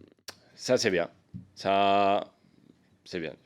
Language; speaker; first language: French; non-native, learner; Spanish